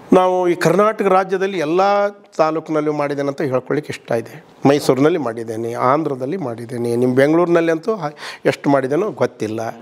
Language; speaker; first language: Kannada; native; Kannada